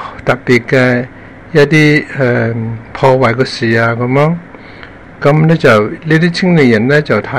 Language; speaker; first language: Chinese; non-native, local second language; Cantonese